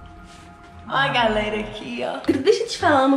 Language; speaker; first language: Portuguese; native; Portuguese